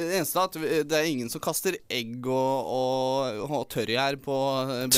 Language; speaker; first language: Norwegian; native; Norwegian